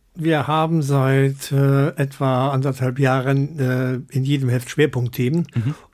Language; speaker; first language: German; native; German